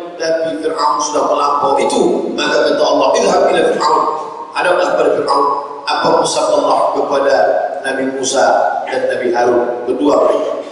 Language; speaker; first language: Malay; native; Malay